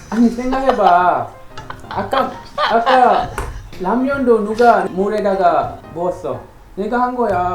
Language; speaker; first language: Korean; non-native, fluent; Malay